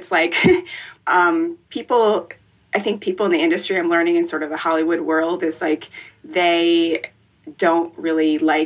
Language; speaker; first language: English; native; English